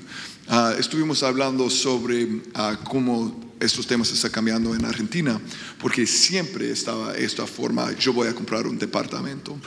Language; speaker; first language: Spanish; non-native, fluent; English